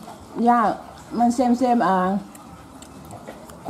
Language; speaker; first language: German; non-native, learner; Thai